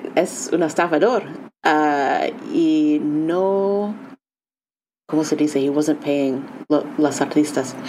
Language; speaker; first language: Spanish; non-native, learner; English